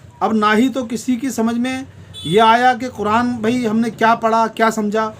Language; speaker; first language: Urdu; native; Urdu